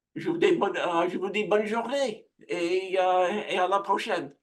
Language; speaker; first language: French; non-native, fluent; English